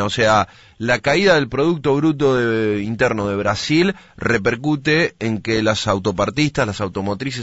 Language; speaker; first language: Spanish; native; Spanish